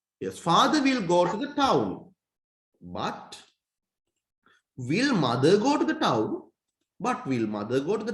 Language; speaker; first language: English; non-native, local second language; Sinhala